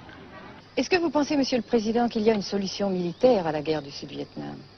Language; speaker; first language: French; native; French